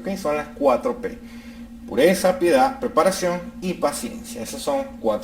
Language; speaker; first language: Spanish; native; Spanish